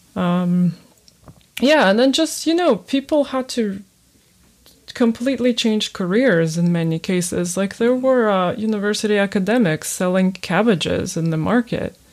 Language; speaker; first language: English; early bilingual, other home language; Ukrainian